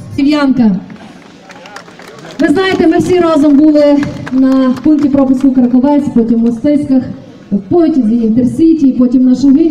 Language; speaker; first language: Ukrainian; native; Ukrainian